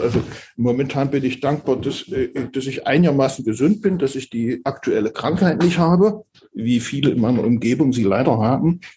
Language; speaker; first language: German; native; German